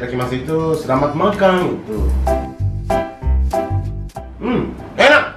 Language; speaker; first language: Indonesian; non-native, fluent; Japanese